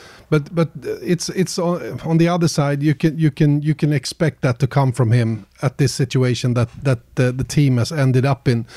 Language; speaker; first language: English; non-native, fluent; Swedish